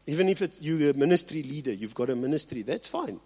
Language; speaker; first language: English; non-native, local second language; Afrikaans